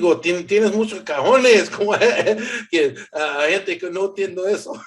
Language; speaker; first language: Spanish; early bilingual, heritage; English